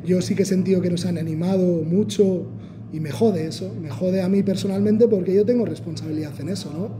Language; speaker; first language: Spanish; non-native, local second language; Basque